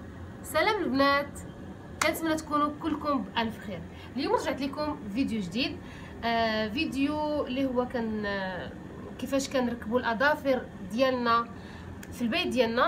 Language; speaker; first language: Arabic; native; Arabic